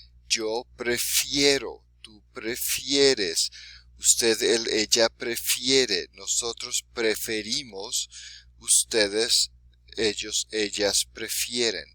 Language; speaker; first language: Spanish; non-native, fluent; English